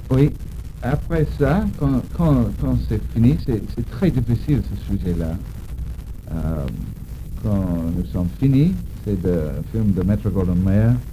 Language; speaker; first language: French; non-native, learner; English